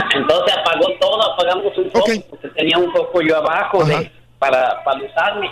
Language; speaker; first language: Spanish; native; Spanish